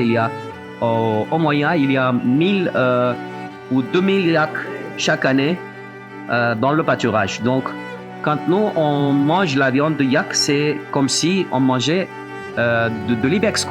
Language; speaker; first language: French; non-native, fluent; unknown